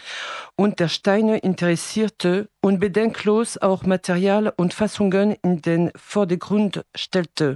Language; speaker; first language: German; non-native, fluent; French